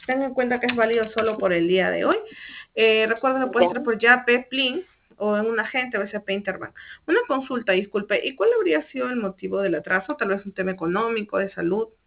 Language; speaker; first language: Spanish; native; Spanish